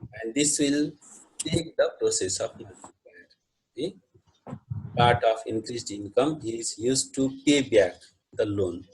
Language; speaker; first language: English; non-native, local second language; Nepali